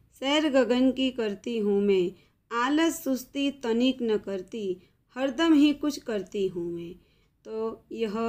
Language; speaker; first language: Hindi; non-native, local second language; Gujarati